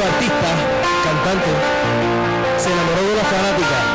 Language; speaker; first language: Spanish; native; Spanish